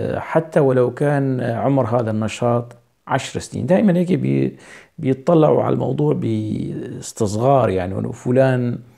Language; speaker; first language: Arabic; non-native, local second language; Kurdish